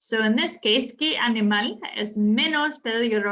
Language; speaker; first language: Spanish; non-native, fluent; English